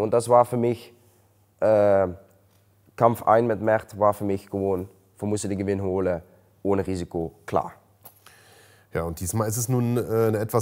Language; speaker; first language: German; non-native, learner; Dutch